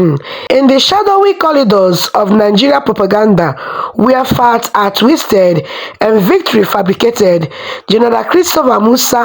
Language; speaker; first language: English; non-native, local second language; Igbo